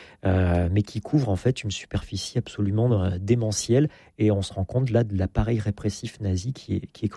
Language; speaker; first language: French; native; French